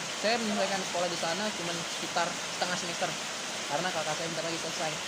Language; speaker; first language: Indonesian; native; Indonesian